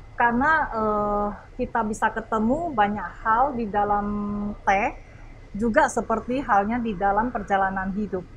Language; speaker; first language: Indonesian; non-native, fluent; Malay